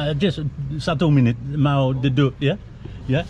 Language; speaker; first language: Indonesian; non-native, learner; English